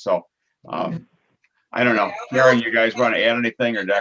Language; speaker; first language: English; native; English